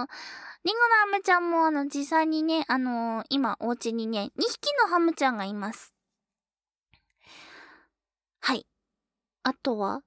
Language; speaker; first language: Japanese; native; Japanese